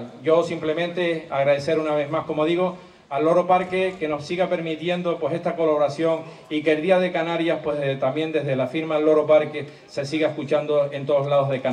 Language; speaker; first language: Spanish; native; Spanish